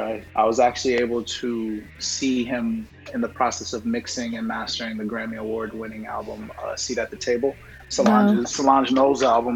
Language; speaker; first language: English; native; English